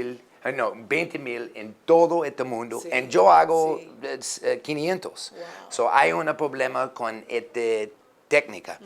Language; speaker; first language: Spanish; non-native, learner; English